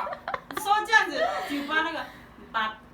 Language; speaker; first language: Chinese; non-native, learner; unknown